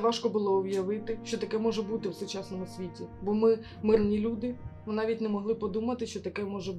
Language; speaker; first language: Ukrainian; native; Ukrainian